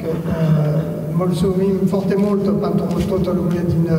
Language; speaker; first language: Romanian; non-native, learner; French